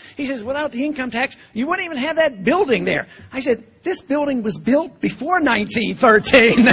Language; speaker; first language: English; native; English